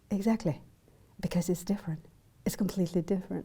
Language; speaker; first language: English; non-native, fluent; Albanian